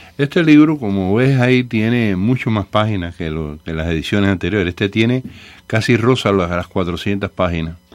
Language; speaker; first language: Spanish; native; Spanish